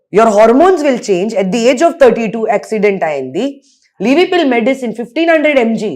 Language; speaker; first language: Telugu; non-native, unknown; Hindi